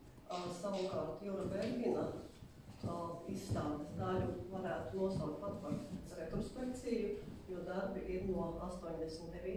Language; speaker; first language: Latvian; native; Latvian